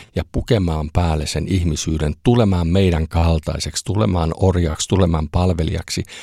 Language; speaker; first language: Finnish; non-native, fluent; German